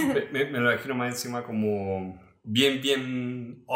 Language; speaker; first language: Spanish; native; Spanish